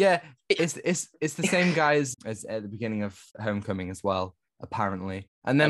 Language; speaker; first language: English; native; English